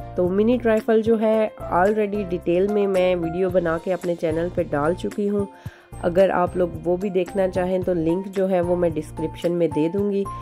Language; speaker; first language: Urdu; non-native, local second language; Punjabi